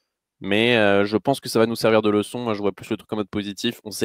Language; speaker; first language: French; native; French